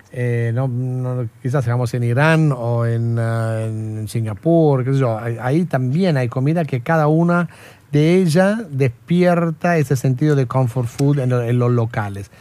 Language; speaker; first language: Spanish; non-native, fluent; Italian